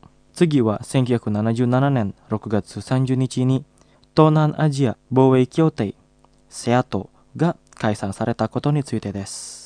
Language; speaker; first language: Japanese; non-native, fluent; Indonesian